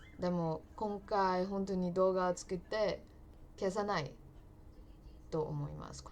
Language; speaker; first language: Japanese; non-native, learner; English